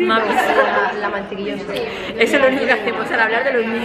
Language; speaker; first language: Spanish; native; Spanish